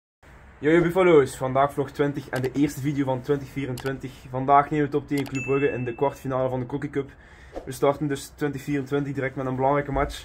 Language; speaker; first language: Dutch; native; Dutch